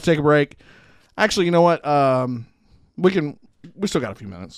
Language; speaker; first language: English; native; English